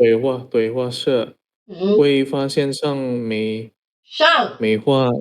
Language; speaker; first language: Chinese; non-native, learner; Indonesian